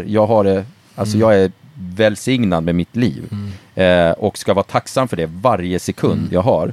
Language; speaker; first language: Swedish; native; Swedish